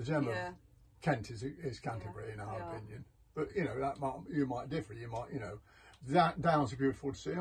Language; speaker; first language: English; native; English